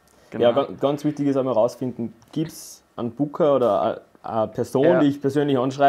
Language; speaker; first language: German; native; German